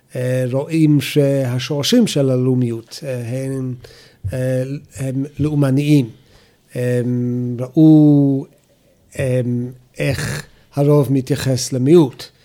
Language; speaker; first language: Hebrew; non-native, fluent; English